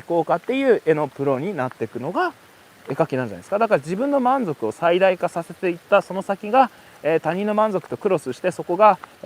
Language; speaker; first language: Japanese; native; Japanese